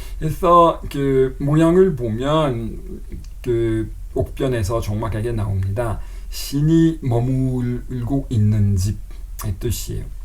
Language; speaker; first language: Korean; non-native, fluent; French